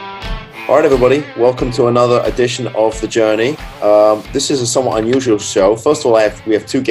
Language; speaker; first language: English; native; English